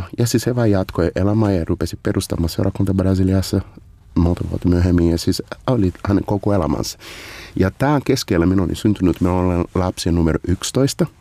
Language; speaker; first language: Finnish; non-native, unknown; Portuguese